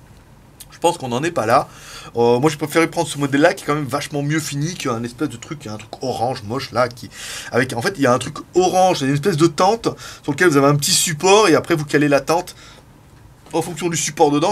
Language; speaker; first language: French; native; French